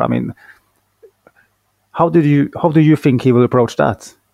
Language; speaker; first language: English; non-native, fluent; Norwegian